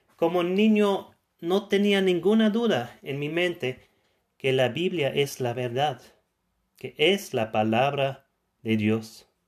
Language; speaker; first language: Spanish; non-native, fluent; German